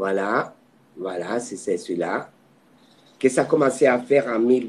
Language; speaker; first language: French; non-native, fluent; Spanish